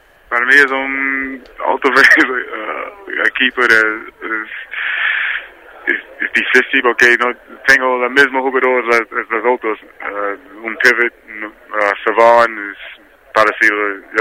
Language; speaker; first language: Spanish; non-native, learner; English